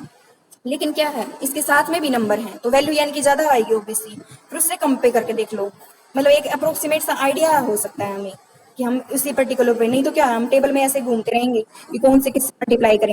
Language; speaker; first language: Hindi; native; Hindi